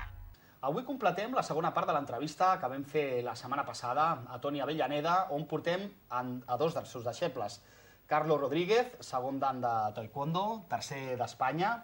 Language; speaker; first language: Catalan; native; Catalan